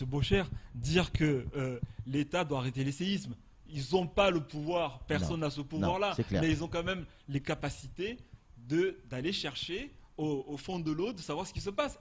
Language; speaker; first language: French; non-native, local second language; Comorian